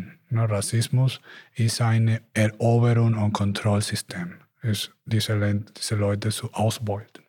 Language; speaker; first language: German; non-native, learner; Spanish